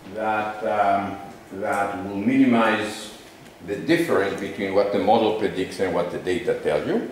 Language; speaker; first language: English; non-native, fluent; Greek